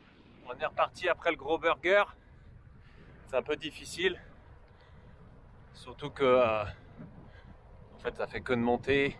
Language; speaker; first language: French; native; French